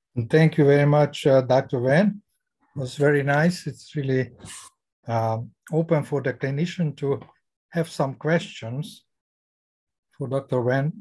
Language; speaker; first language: English; non-native, fluent; Hungarian